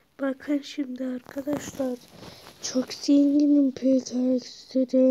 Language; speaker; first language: Turkish; native; Turkish